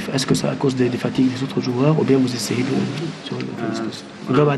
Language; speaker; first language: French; non-native, fluent; Arabic